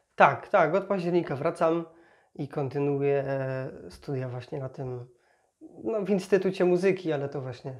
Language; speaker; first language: Polish; native; Polish